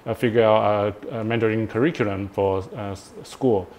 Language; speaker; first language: English; non-native, fluent; Chinese